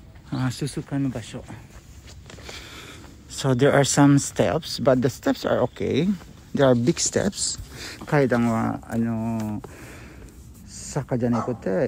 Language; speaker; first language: English; non-native, local second language; Filipino